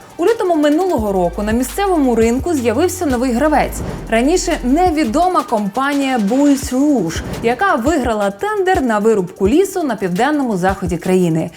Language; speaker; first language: Ukrainian; native; Ukrainian